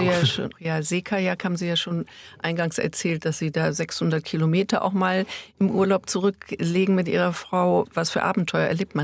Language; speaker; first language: German; native; German